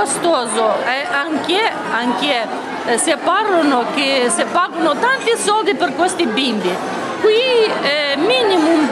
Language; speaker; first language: Italian; non-native, learner; Romanian